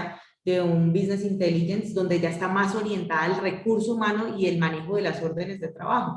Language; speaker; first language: Spanish; native; Spanish